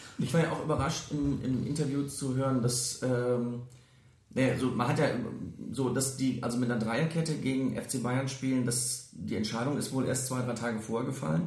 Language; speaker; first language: German; native; German